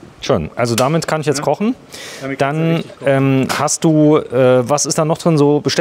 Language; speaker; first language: German; native; German